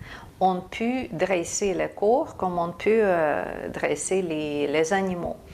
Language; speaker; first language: French; non-native, fluent; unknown